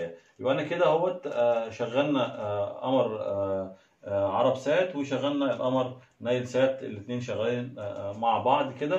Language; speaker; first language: Arabic; native; Arabic